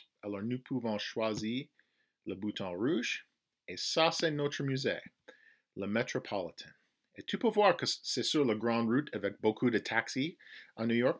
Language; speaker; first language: French; non-native, fluent; English